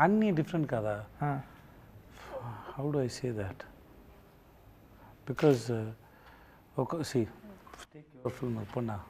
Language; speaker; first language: Telugu; non-native, learner; Tamil